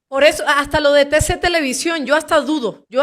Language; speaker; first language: Spanish; native; Spanish